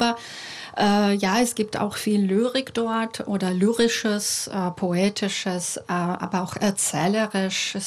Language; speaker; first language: German; non-native, fluent; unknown